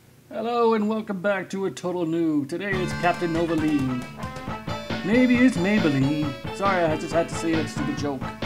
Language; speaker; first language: English; native; English